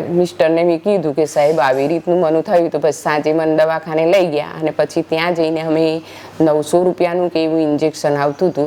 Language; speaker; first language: Gujarati; native; Gujarati